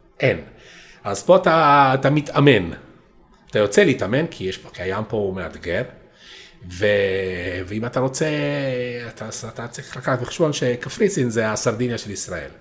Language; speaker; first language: Hebrew; non-native, fluent; Italian